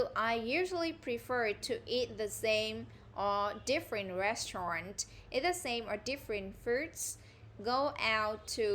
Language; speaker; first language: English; non-native, fluent; Vietnamese